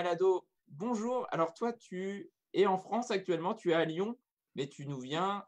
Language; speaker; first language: French; native; French